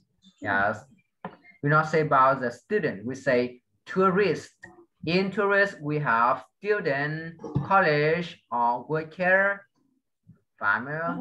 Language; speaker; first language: English; non-native, fluent; Vietnamese